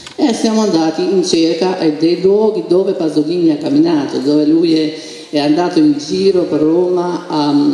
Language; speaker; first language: Italian; non-native, fluent; Albanian